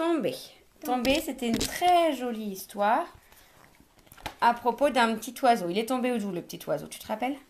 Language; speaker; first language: French; native; French